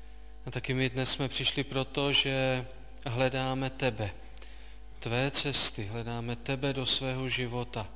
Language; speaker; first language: Czech; native; Czech